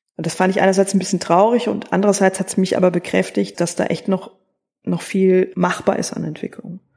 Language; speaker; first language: German; native; German